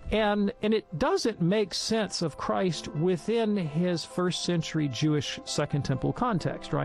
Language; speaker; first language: English; native; English